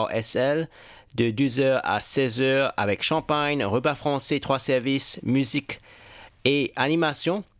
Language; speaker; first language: French; non-native, fluent; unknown